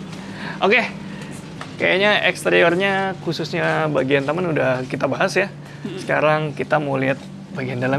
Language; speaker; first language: Indonesian; native; Indonesian